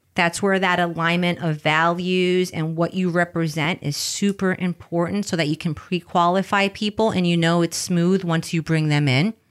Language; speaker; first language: English; early bilingual, other home language; Spanish